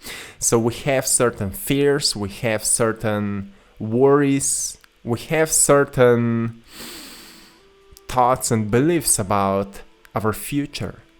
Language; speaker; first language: English; non-native, fluent; Slovenian